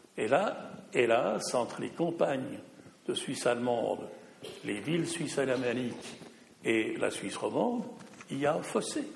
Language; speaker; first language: French; non-native, local second language; German